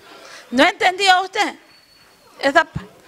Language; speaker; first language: Spanish; native; Spanish